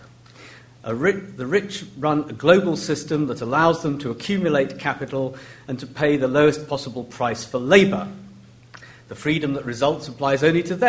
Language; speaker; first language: English; native; English